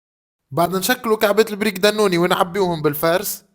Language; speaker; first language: Arabic; native; Arabic